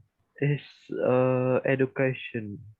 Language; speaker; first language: English; non-native, learner; Vietnamese